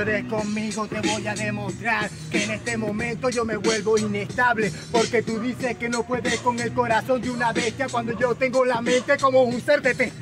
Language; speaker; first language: Spanish; native; Spanish